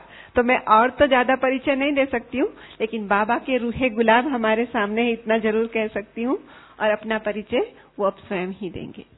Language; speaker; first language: Hindi; native; Hindi